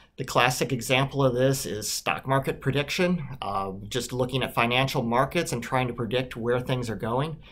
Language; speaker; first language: English; native; English